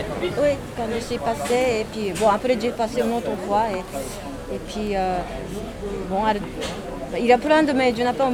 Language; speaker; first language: French; non-native, learner; Japanese